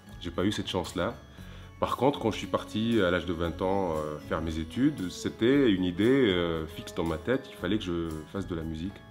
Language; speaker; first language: French; non-native, local second language; Arabic